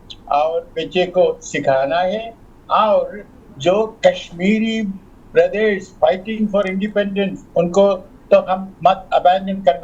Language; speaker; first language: Hindi; non-native, local second language; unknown